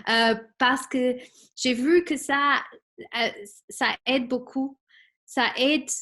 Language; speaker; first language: French; non-native, fluent; Spanish